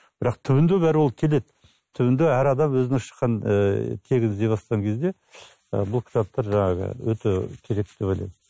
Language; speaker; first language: Kazakh; native; Kazakh